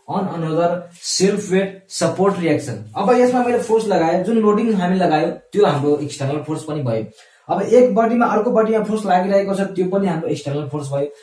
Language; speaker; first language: Nepali; non-native, local second language; Maithili